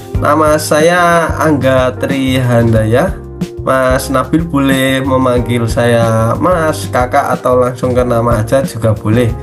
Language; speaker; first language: Indonesian; native; Indonesian